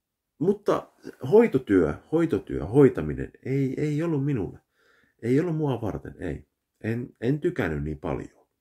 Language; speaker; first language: Finnish; early bilingual, heritage; Finnish